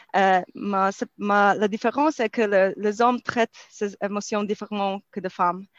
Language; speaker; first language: French; non-native, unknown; Polish